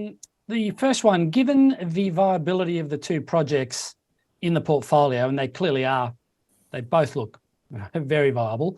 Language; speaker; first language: English; native; English